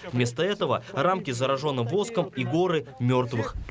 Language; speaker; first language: Russian; native; Russian